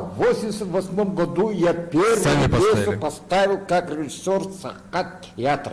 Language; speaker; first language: Russian; non-native, local second language; Yakut